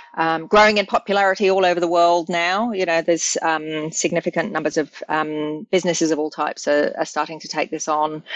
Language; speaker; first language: English; native; English